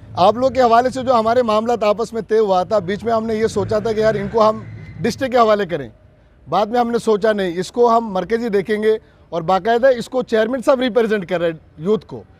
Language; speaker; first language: Urdu; non-native, local second language; Bangla